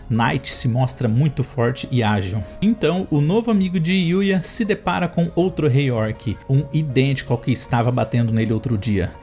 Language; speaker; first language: Portuguese; native; Portuguese